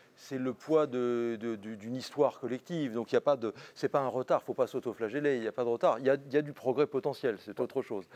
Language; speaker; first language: French; native; French